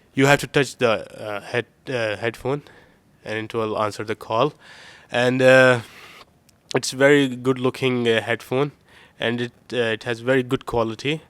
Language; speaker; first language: English; non-native, learner; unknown